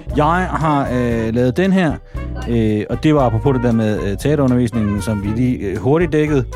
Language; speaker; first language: Danish; native; Danish